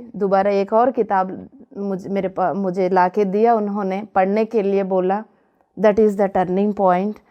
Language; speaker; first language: Hindi; non-native, local second language; Telugu